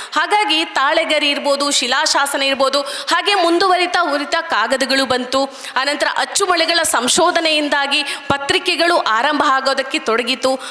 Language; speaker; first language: Kannada; native; Kannada